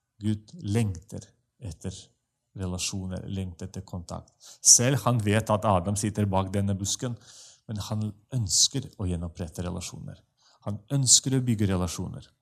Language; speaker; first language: Norwegian; non-native, fluent; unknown